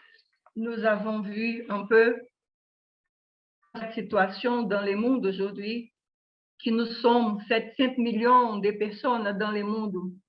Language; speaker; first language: French; non-native, learner; Portuguese